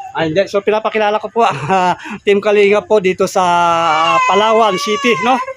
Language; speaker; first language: Filipino; native; Filipino